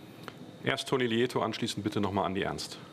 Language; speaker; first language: German; native; German